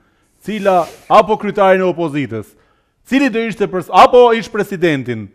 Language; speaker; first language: Albanian; native; Albanian